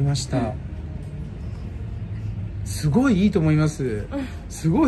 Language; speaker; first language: Japanese; native; Japanese